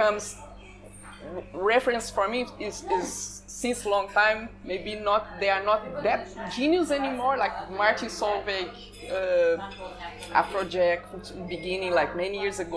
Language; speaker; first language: English; non-native, fluent; Portuguese